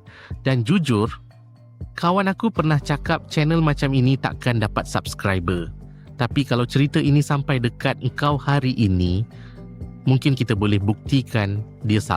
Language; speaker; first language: Malay; native; Malay